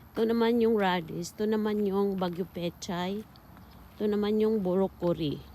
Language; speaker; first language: Filipino; non-native, local second language; Cebuano